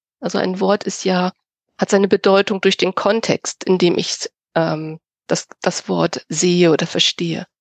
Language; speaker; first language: German; native; German